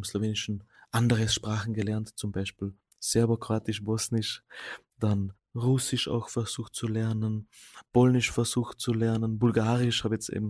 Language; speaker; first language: German; non-native, local second language; Slovenian